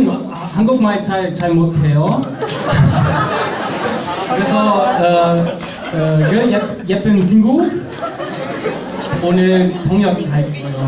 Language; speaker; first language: Korean; non-native, learner; German